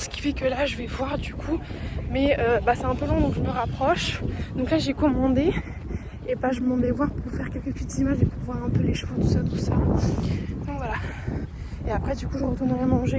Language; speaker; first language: French; native; French